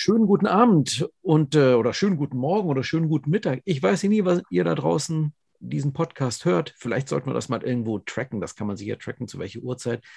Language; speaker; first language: German; native; German